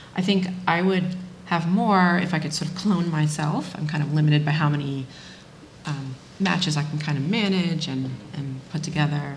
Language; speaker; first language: English; native; English